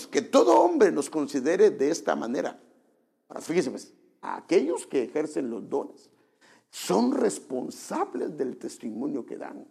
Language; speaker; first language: Spanish; native; Spanish